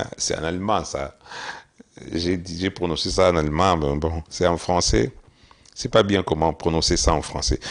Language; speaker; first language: French; non-native, local second language; Lingala